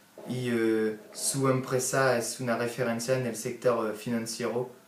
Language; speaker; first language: Spanish; non-native, learner; French